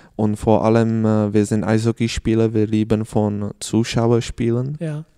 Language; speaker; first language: German; non-native, learner; Czech